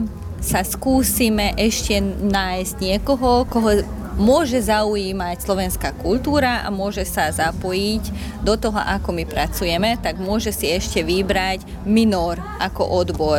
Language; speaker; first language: Slovak; non-native, local second language; Hungarian